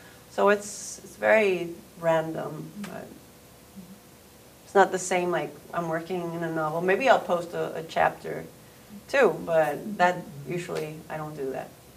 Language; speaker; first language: English; early bilingual, other home language; Spanish